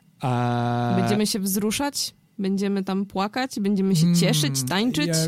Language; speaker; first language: Polish; native; Polish